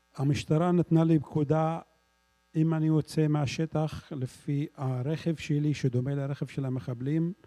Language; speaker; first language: Hebrew; non-native, local second language; Arabic